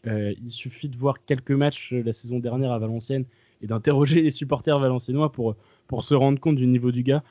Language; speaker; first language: French; native; French